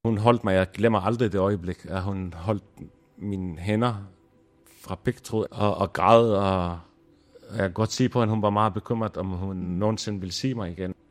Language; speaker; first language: Danish; non-native, fluent; Arabic